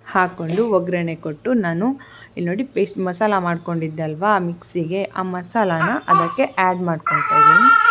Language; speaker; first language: Kannada; non-native, local second language; Konkani